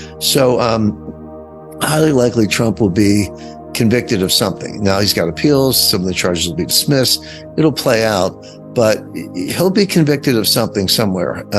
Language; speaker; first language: English; native; English